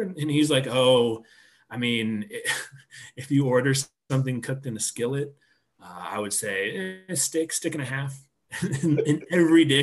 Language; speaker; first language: English; native; English